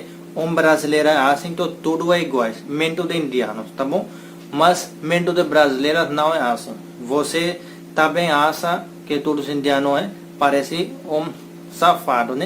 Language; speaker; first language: Portuguese; non-native, learner; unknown